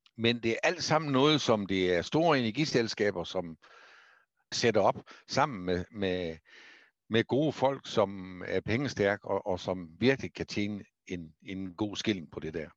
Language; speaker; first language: Danish; native; Danish